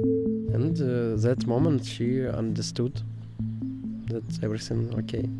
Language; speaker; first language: English; non-native, learner; Ukrainian